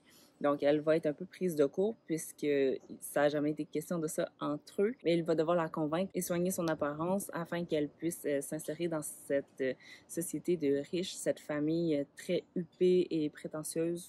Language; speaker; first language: French; native; French